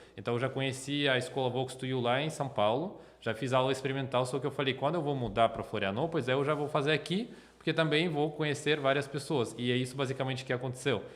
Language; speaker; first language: Portuguese; non-native, fluent; Russian